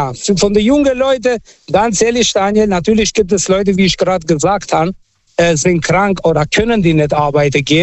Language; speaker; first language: German; non-native, fluent; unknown